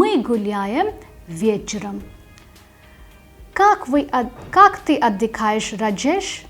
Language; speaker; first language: Russian; non-native, fluent; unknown